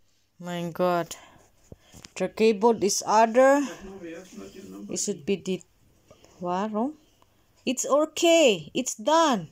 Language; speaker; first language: English; non-native, learner; Cebuano